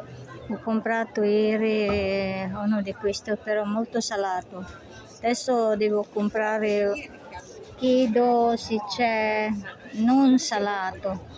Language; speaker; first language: Italian; non-native, learner; Cebuano